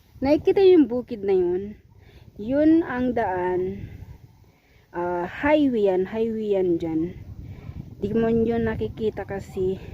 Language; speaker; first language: Filipino; non-native, local second language; Iloko